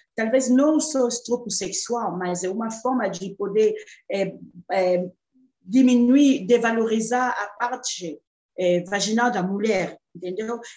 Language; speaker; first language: Portuguese; non-native, fluent; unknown